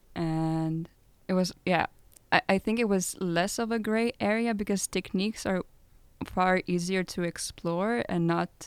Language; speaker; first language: English; non-native, fluent; Lithuanian